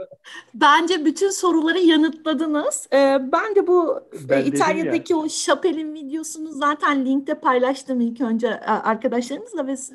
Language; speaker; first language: Turkish; native; Turkish